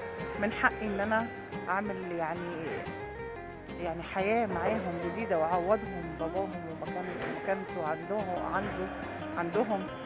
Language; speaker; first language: Arabic; native; Arabic